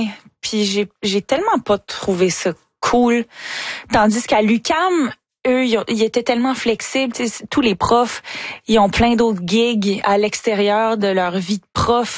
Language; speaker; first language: French; native; French